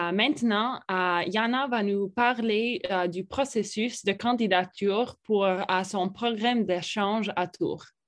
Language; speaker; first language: French; non-native, fluent; English